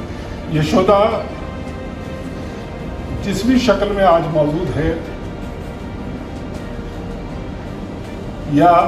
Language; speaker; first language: Hindi; native; Hindi